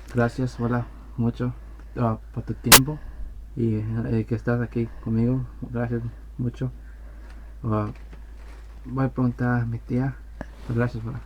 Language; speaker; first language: Spanish; early bilingual, other home language; English